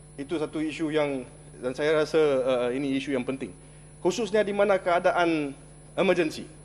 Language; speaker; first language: Malay; non-native, local second language; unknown